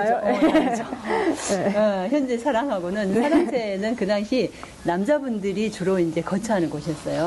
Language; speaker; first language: Korean; native; Korean